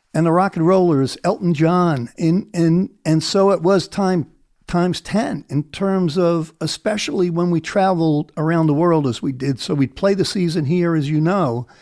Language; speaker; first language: English; native; English